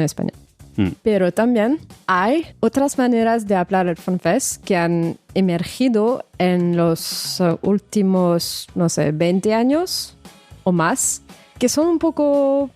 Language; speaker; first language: Spanish; non-native, fluent; French